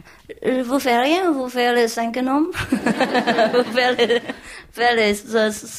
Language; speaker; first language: French; non-native, learner; Vietnamese